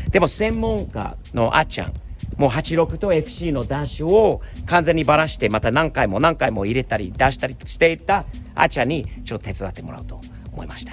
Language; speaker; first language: Japanese; native; Japanese